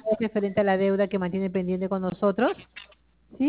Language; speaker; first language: Spanish; native; Spanish